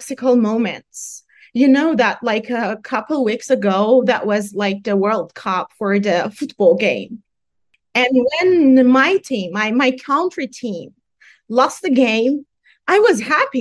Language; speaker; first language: English; non-native, fluent; Persian